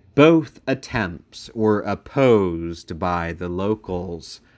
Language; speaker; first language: English; native; English